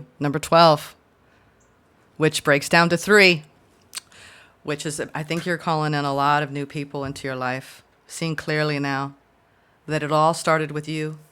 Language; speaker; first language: English; native; English